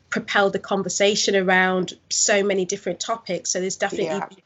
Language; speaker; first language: English; native; English